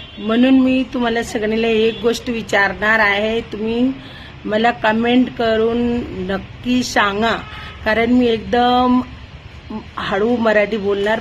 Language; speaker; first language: Marathi; non-native, local second language; Hindi